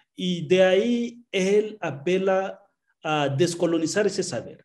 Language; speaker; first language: Spanish; non-native, fluent; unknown